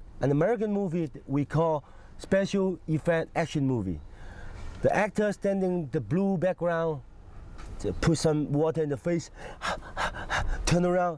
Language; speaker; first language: English; non-native, fluent; Cantonese